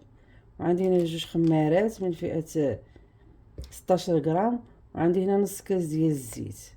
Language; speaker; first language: Arabic; native; Arabic